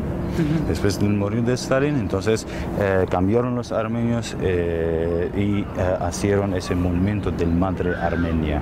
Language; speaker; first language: Spanish; non-native, learner; Armenian